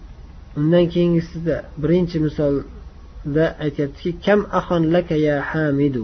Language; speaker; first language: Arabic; non-native, fluent; Uzbek